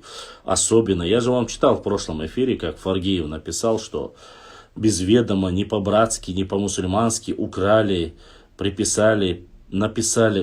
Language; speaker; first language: Russian; non-native, local second language; Chechen